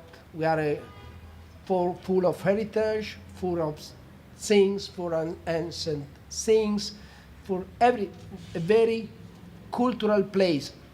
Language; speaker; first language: English; non-native, fluent; Italian